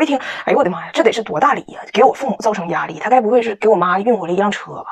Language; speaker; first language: Chinese; native; Chinese